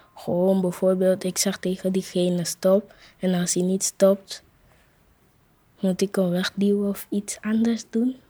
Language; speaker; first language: Dutch; early bilingual, other home language; Spanish